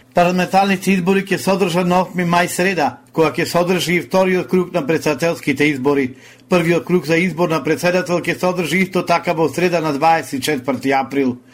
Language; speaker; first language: Macedonian; native; Macedonian